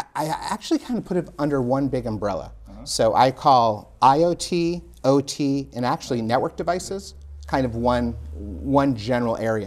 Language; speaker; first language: English; native; English